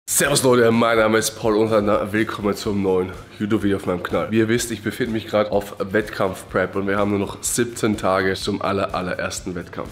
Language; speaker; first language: German; native; German